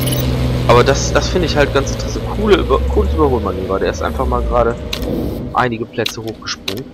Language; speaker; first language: German; native; German